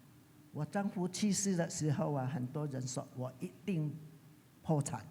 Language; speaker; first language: Chinese; early bilingual, heritage; Chinese